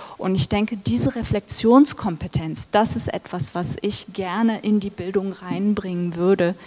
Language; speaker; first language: German; early bilingual, other home language; Turkish